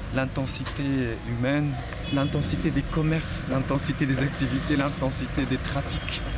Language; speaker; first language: French; non-native, local second language; Arabic